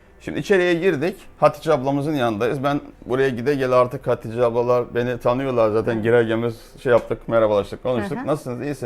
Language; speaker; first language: Turkish; native; Turkish